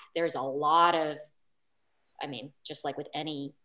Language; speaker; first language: English; native; English